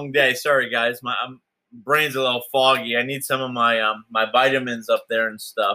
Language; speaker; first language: English; native; English